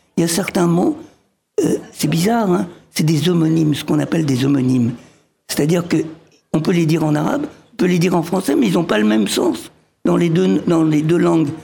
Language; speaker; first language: French; early bilingual, other home language; Arabic